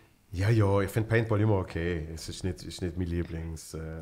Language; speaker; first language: German; native; German